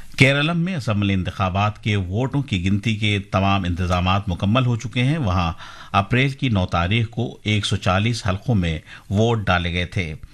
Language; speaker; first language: Urdu; native; Urdu